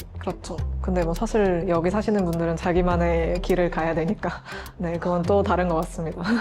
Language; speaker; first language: Korean; early bilingual, heritage; Russian